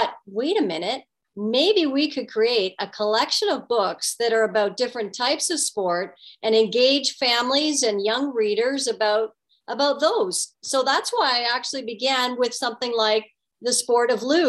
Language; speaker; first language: English; native; English